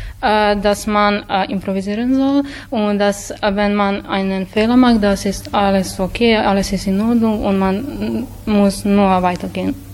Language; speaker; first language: German; non-native, fluent; Serbian